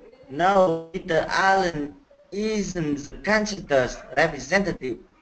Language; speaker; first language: English; non-native, learner; Vietnamese